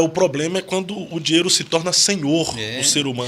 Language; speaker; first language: Portuguese; native; Portuguese